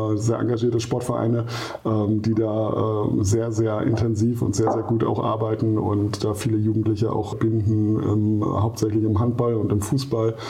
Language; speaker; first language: German; native; German